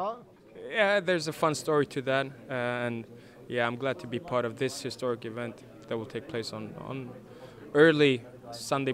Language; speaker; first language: English; non-native, fluent; Swedish